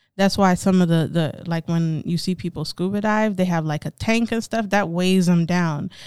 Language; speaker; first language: English; early bilingual, other home language; Amharic